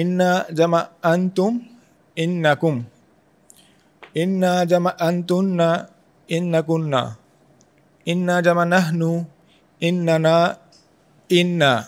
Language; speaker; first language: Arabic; non-native, learner; Urdu